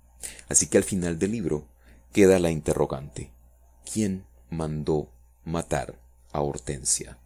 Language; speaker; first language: Spanish; native; Spanish